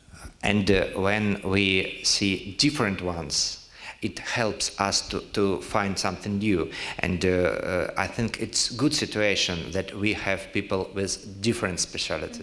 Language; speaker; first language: English; non-native, learner; Russian